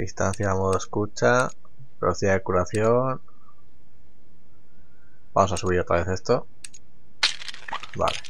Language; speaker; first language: Spanish; native; Spanish